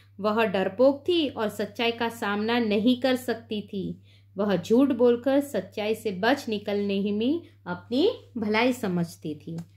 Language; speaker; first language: Hindi; non-native, local second language; Gujarati